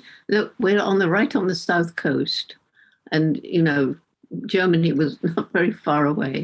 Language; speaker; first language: English; native; English